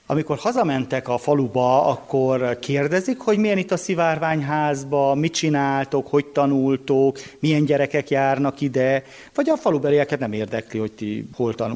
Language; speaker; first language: Hungarian; native; Hungarian